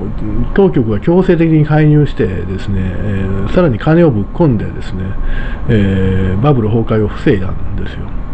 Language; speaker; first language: Japanese; native; Japanese